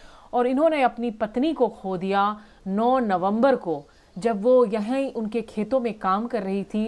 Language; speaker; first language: Hindi; native; Hindi